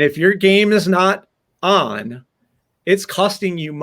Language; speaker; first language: English; native; English